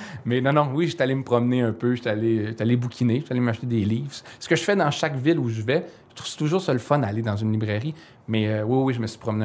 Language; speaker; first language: French; native; French